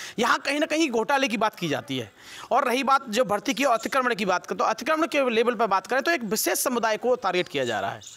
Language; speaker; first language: Hindi; native; Hindi